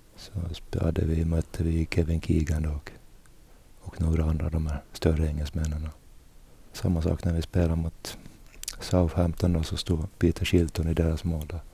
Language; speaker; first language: Swedish; native; Swedish